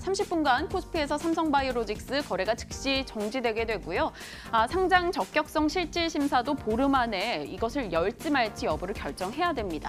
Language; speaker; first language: Korean; native; Korean